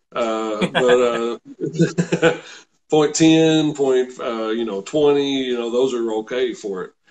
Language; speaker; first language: English; native; English